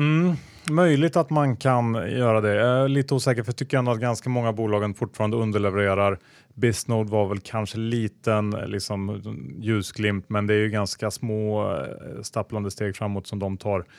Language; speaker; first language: Swedish; native; Swedish